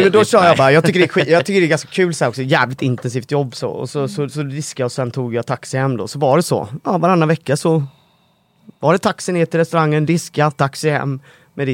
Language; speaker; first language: Swedish; native; Swedish